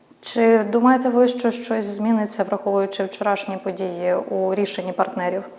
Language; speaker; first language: Ukrainian; native; Ukrainian